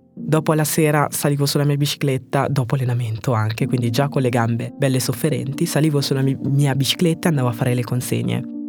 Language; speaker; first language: Italian; early bilingual, other home language; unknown